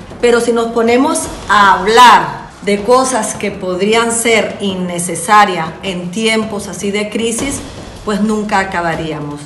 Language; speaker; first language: Spanish; native; Spanish